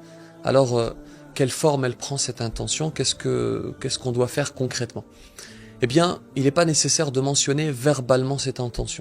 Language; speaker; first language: French; native; French